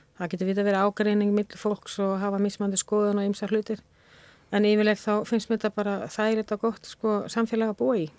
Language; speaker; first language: Icelandic; non-native, fluent; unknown